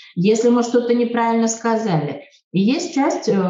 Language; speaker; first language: Russian; native; Russian